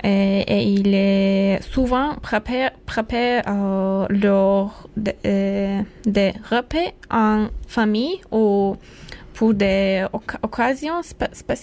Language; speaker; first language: French; non-native, learner; Turkish